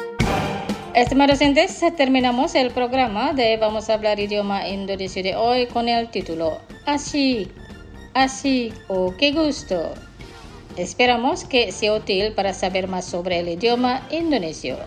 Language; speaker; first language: Spanish; non-native, fluent; Indonesian